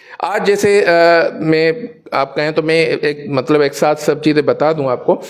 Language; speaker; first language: Urdu; non-native, local second language; Sindhi